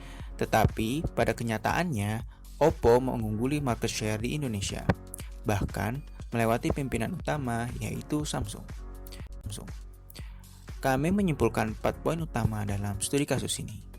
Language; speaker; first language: Indonesian; native; Indonesian